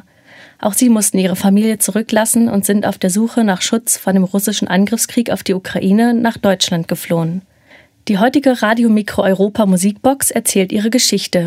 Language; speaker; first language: German; native; German